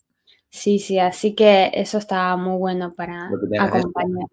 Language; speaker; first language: Spanish; non-native, fluent; Chinese